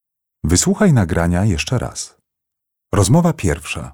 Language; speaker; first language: Russian; non-native, learner; Polish